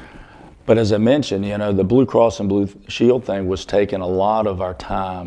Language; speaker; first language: English; native; English